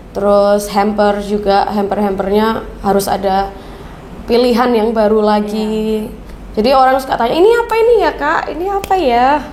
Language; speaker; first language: Indonesian; native; Indonesian